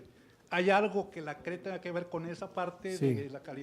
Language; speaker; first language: Spanish; native; Spanish